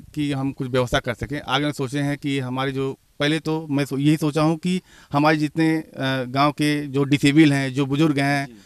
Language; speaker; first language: Hindi; native; Hindi